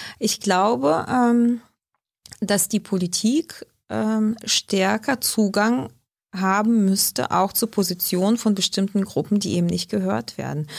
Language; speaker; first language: German; early bilingual, other home language; Russian